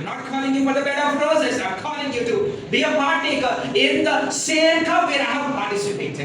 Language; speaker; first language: English; non-native, local second language; Telugu